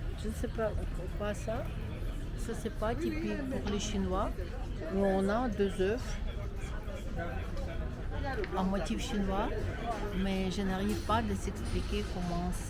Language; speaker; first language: French; non-native, fluent; Russian